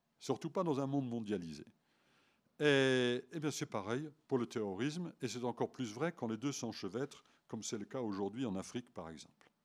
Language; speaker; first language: French; native; French